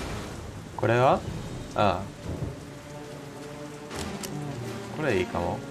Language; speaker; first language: Japanese; non-native, learner; English